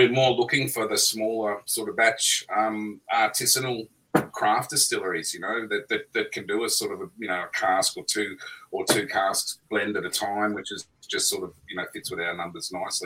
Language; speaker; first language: English; native; English